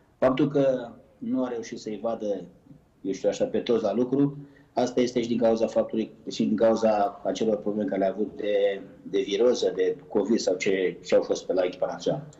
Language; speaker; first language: Romanian; native; Romanian